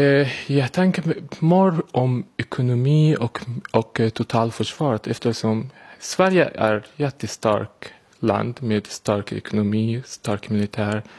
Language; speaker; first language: Swedish; non-native, learner; Arabic